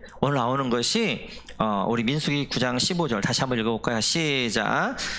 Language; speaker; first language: Korean; native; Korean